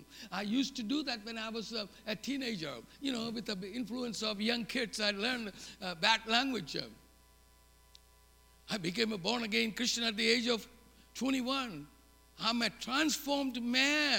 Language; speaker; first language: English; non-native, local second language; Malayalam